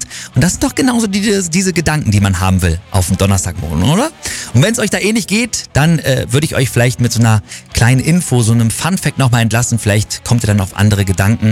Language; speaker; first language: German; native; German